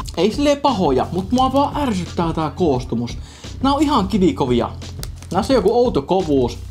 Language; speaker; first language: Finnish; native; Finnish